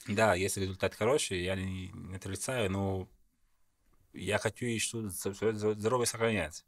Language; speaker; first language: Russian; non-native, fluent; French